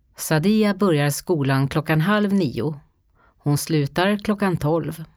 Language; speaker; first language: Swedish; native; Swedish